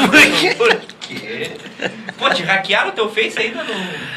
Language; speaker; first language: Portuguese; native; Portuguese